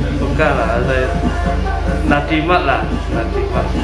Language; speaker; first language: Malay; non-native, local second language; Cantonese